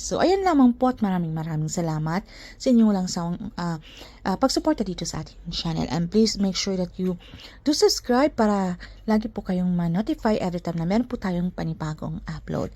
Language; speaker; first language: Filipino; native; Filipino